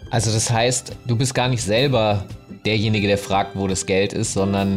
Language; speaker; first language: German; native; German